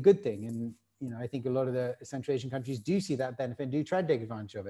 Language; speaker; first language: English; native; English